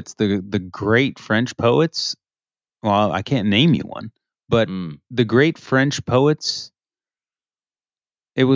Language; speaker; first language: English; early bilingual, other home language; French